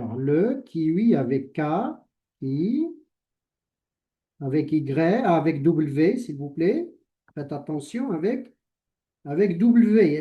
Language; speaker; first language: French; non-native, local second language; Arabic